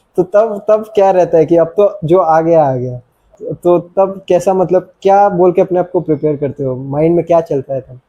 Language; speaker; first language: Hindi; non-native, local second language; Bangla